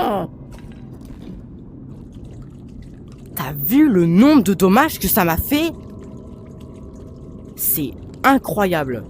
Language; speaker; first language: French; native; French